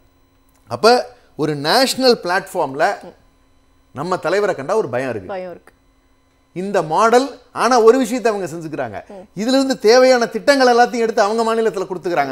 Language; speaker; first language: Tamil; native; Tamil